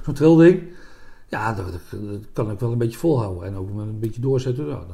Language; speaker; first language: Dutch; native; Dutch